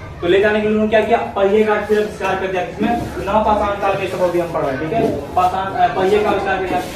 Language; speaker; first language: Hindi; native; Hindi